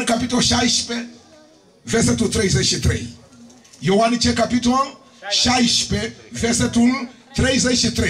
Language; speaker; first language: Romanian; non-native, learner; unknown